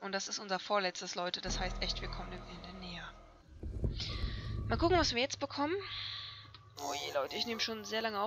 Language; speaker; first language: German; native; German